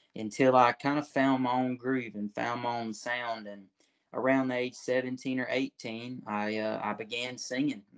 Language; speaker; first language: English; native; English